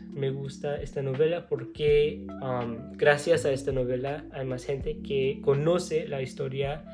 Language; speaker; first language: Spanish; non-native, learner; English